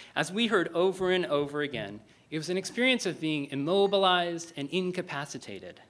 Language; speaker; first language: English; native; English